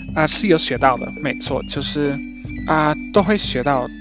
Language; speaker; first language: Chinese; non-native, fluent; Spanish